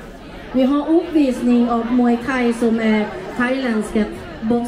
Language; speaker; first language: Swedish; non-native, fluent; Thai